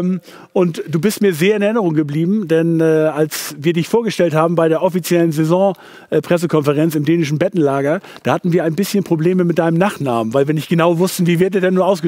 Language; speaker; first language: German; native; German